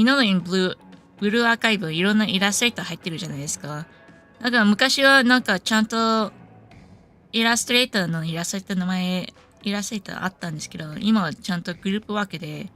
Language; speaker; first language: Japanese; non-native, fluent; English